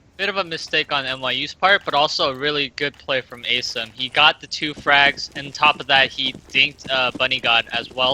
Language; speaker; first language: English; native; English